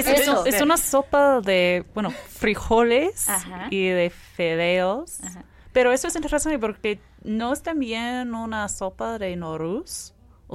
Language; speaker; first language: Spanish; non-native, fluent; English